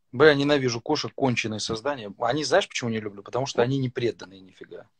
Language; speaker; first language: Russian; native; Russian